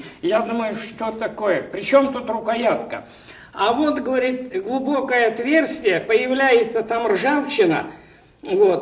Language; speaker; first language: Russian; native; Russian